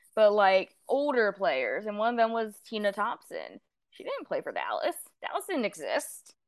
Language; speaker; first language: English; native; English